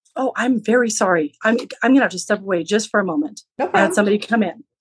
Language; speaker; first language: English; early bilingual, other home language; Low German